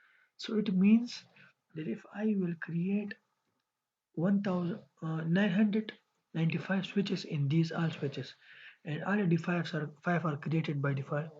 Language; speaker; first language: English; non-native, local second language; Urdu